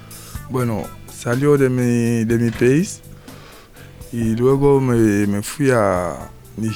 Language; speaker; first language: Spanish; non-native, learner; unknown